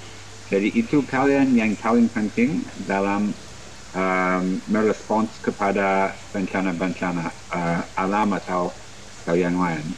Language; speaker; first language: Indonesian; non-native, fluent; English